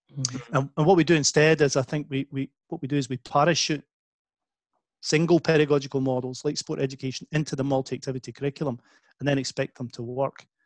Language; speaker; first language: English; native; English